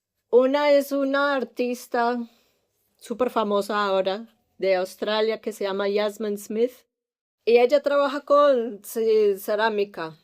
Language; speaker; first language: Spanish; early bilingual, heritage; English